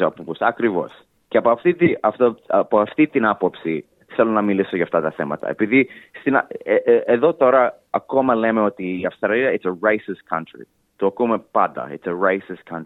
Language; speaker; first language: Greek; early bilingual, heritage; English